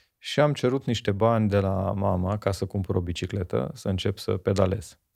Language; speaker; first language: Romanian; non-native, local second language; Hungarian